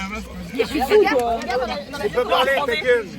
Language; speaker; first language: French; native; French